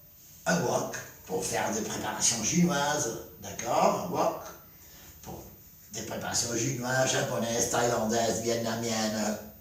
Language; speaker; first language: French; non-native, fluent; Spanish